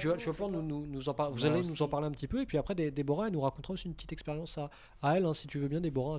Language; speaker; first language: French; native; French